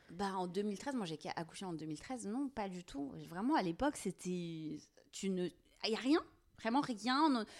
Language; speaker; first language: French; non-native, local second language; Kabyle